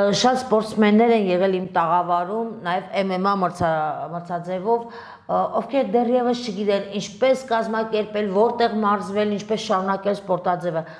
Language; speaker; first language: Armenian; native; Armenian